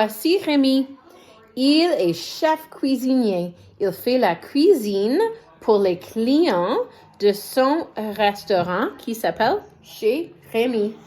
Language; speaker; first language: French; non-native, fluent; English